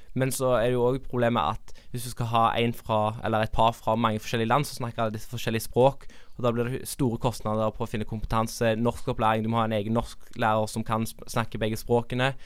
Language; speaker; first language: Norwegian; native; Norwegian